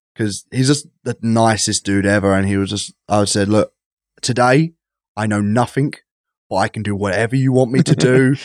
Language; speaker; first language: English; native; English